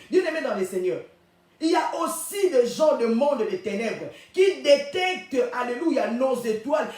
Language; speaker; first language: French; non-native, local second language; Lingala